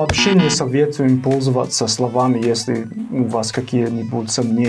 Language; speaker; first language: Russian; non-native, fluent; English